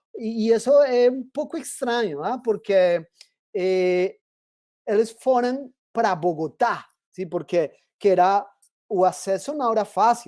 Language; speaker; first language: Portuguese; non-native, fluent; Spanish